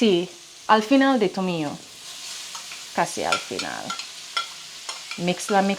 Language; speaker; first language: Spanish; non-native, learner; English